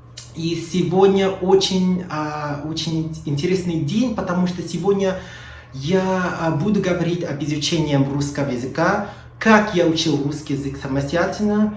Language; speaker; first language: Russian; non-native, fluent; English